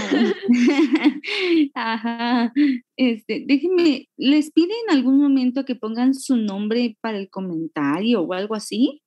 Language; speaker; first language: Spanish; native; Spanish